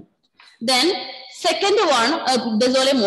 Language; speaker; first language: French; non-native, fluent; Malayalam